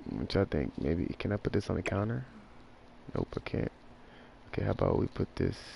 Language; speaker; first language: English; native; English